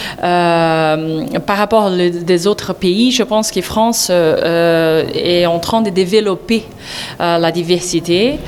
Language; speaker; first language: French; non-native, learner; Portuguese